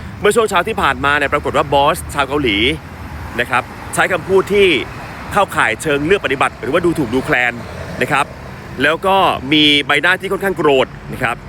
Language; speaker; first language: Thai; native; Thai